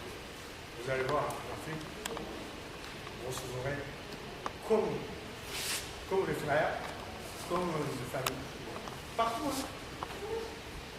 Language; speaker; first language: French; non-native, learner; Japanese